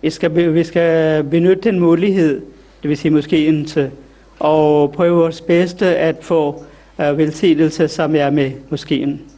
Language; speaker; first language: Danish; non-native, fluent; Urdu